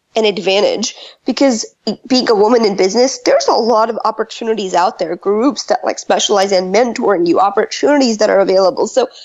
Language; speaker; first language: English; early bilingual, other home language; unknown